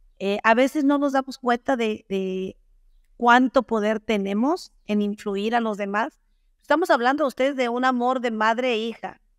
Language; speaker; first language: Spanish; native; Spanish